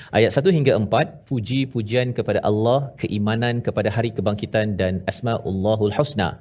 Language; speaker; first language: Malay; native; Malay